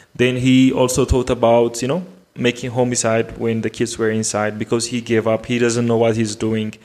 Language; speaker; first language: English; non-native, fluent; Amharic